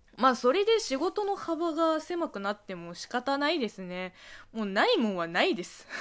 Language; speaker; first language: Japanese; non-native, fluent; Chinese